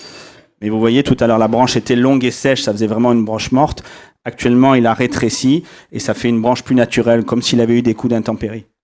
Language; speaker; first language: French; native; French